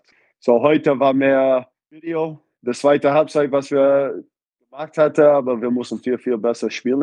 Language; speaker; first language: German; non-native, fluent; English